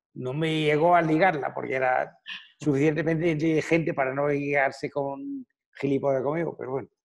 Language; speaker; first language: Spanish; non-native, fluent; Danish